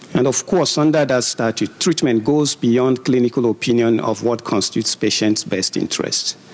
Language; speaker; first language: English; non-native, local second language; Igbo